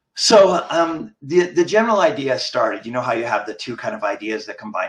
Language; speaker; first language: English; native; English